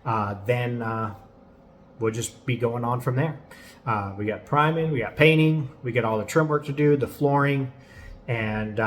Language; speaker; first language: English; native; English